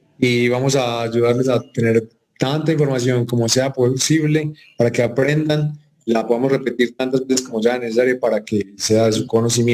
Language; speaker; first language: Spanish; native; Spanish